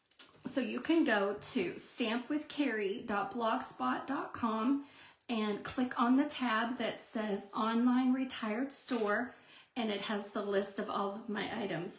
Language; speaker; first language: English; native; English